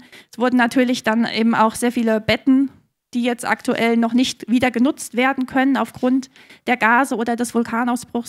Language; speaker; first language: German; native; German